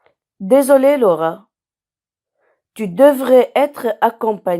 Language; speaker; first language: French; non-native, local second language; Arabic